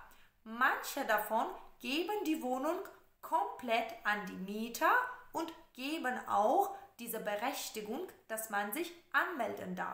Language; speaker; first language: German; non-native, fluent; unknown